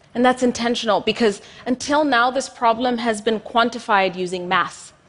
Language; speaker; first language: English; non-native, fluent; Amharic